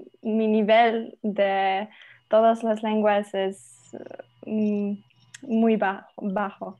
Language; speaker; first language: Spanish; non-native, learner; Slovenian